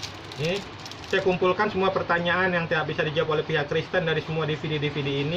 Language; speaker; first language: Indonesian; native; Indonesian